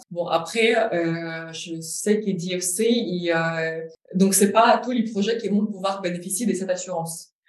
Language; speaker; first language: French; non-native, fluent; Ukrainian